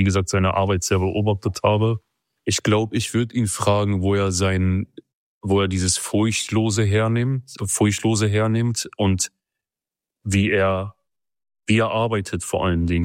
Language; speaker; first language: German; early bilingual, other home language; Kurdish